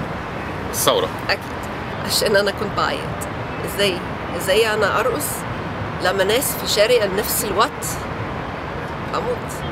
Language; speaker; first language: Arabic; non-native, learner; English